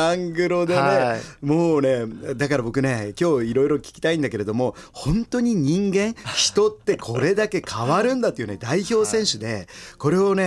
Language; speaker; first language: Japanese; native; Japanese